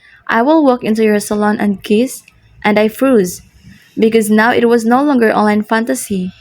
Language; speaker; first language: English; non-native, local second language; Filipino